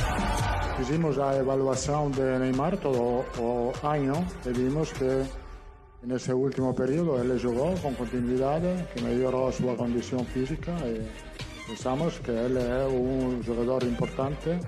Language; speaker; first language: Spanish; non-native, fluent; Italian